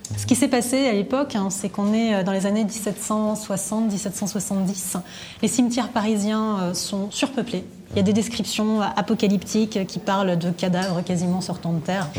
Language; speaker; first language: French; native; French